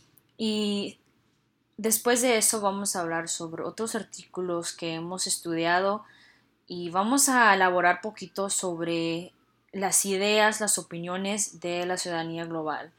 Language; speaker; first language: Spanish; early bilingual, heritage; Spanish